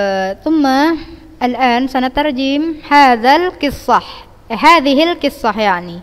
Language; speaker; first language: Arabic; non-native, fluent; Indonesian